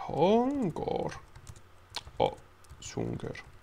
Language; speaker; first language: Swedish; non-native, learner; French